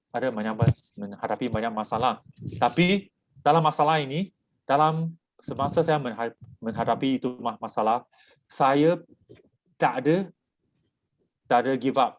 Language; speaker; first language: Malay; non-native, local second language; Chinese